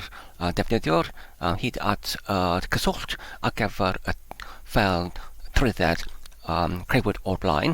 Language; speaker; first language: Welsh; non-native, learner; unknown